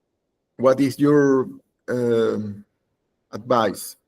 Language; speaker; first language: English; non-native, learner; Spanish